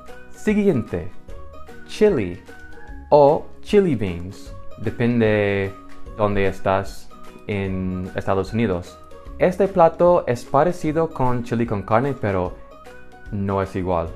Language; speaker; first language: Spanish; non-native, fluent; English